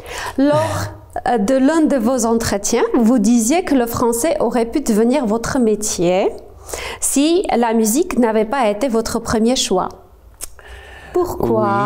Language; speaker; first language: French; non-native, fluent; Armenian